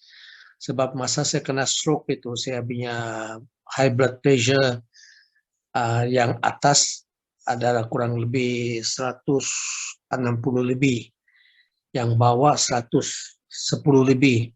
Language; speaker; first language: Indonesian; non-native, local second language; Chinese